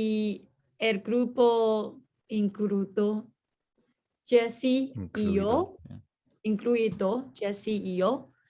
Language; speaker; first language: Spanish; non-native, learner; English